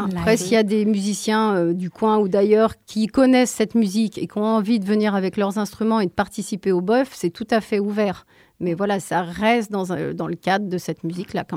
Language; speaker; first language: French; native; French